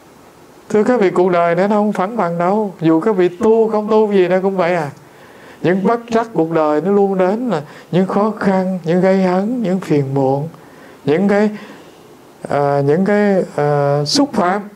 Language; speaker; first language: Vietnamese; native; Vietnamese